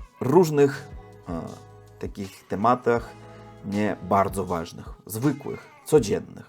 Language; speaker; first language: Polish; non-native, learner; Russian